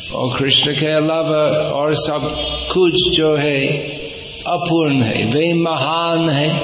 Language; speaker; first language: Hindi; non-native, fluent; English